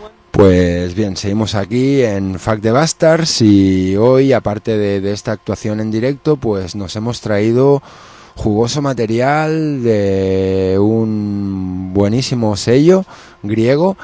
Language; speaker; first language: Spanish; native; Spanish